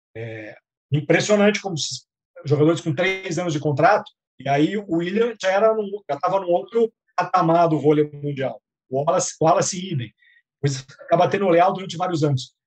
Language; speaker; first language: Portuguese; native; Portuguese